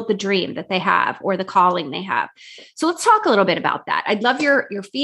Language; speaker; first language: English; native; English